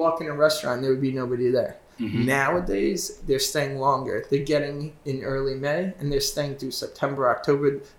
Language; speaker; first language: English; native; English